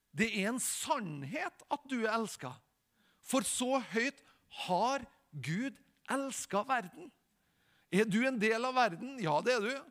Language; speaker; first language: Norwegian; native; Norwegian